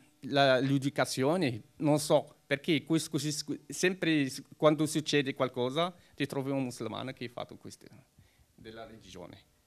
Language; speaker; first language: Italian; non-native, learner; Arabic